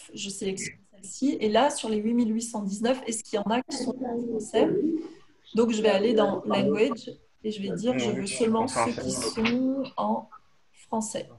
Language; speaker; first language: French; native; French